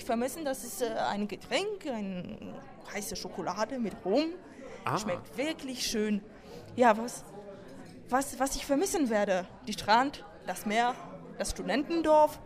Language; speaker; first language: German; non-native, fluent; Polish